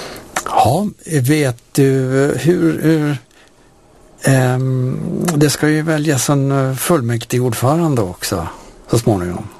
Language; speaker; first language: Swedish; native; Swedish